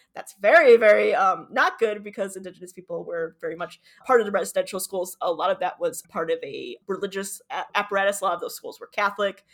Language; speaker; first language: English; native; English